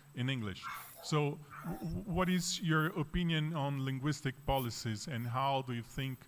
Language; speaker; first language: English; non-native, fluent; Portuguese